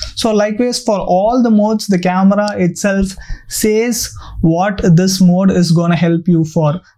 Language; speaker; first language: English; non-native, local second language; Tamil